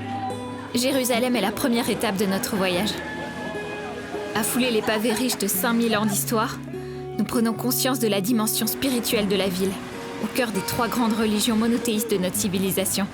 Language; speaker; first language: French; native; French